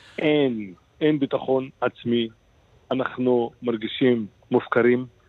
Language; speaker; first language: Hebrew; non-native, local second language; Arabic